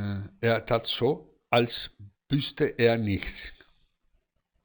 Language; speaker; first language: German; non-native, fluent; Spanish